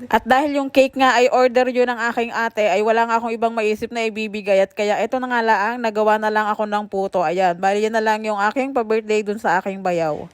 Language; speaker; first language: Filipino; native; Filipino